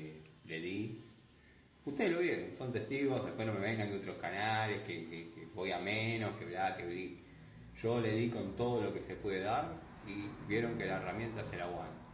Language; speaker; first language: Spanish; native; Spanish